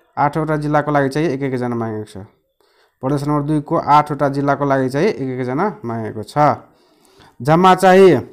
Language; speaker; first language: Nepali; non-native, local second language; Maithili